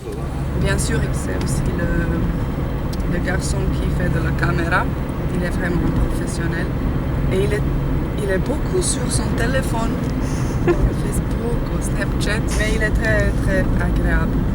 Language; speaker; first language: French; non-native, fluent; Slovenian